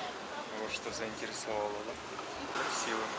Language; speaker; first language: Russian; native; Russian